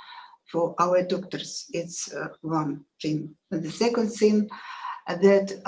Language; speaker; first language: English; non-native, learner; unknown